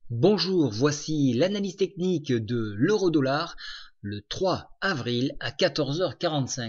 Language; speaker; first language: French; native; French